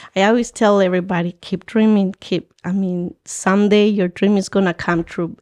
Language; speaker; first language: English; early bilingual, other home language; Spanish